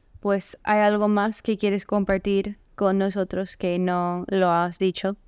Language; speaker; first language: Spanish; non-native, fluent; English